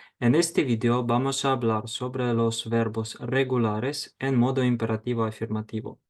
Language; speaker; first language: Spanish; non-native, fluent; Ukrainian